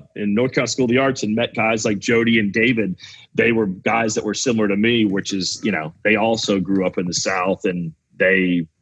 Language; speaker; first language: English; native; English